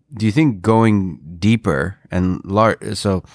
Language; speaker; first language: English; non-native, fluent; Russian